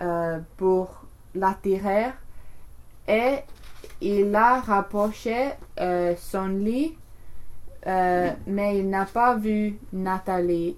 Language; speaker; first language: French; non-native, learner; English